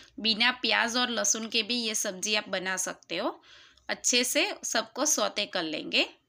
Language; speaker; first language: Hindi; non-native, local second language; Gujarati